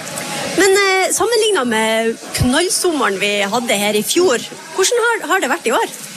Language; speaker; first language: Norwegian; native; Norwegian